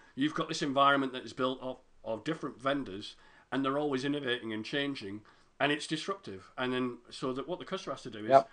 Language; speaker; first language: English; native; English